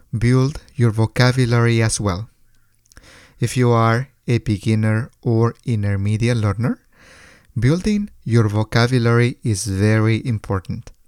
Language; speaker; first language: English; non-native, fluent; Spanish